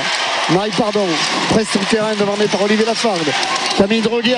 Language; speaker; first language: French; native; French